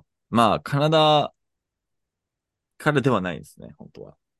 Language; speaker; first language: Japanese; non-native, fluent; English